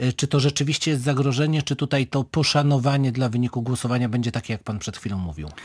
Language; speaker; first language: Polish; native; Polish